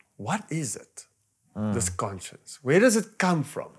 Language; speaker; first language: English; non-native, local second language; Afrikaans